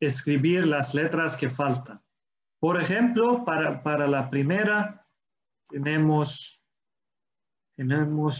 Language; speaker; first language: Spanish; non-native, fluent; English